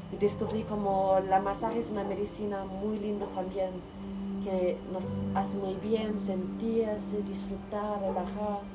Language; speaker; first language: Spanish; non-native, learner; German